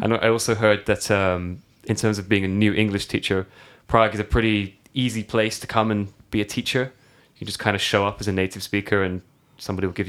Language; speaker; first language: English; native; English